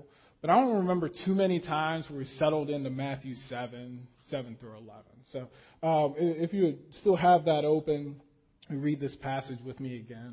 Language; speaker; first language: English; native; English